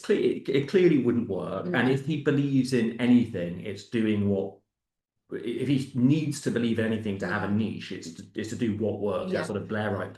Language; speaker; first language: English; native; English